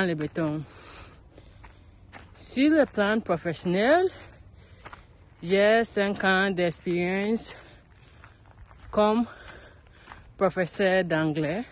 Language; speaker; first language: French; non-native, learner; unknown